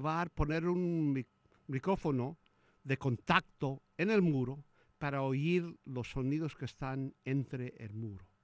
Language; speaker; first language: Spanish; early bilingual, heritage; Spanish